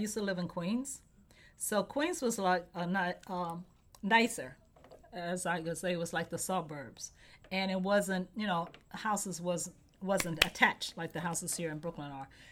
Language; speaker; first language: English; native; English